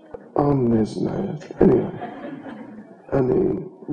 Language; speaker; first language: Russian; non-native, learner; English